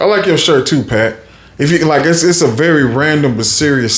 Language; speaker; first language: English; native; English